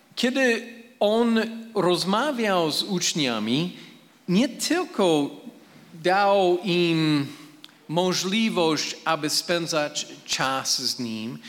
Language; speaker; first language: Polish; non-native, fluent; English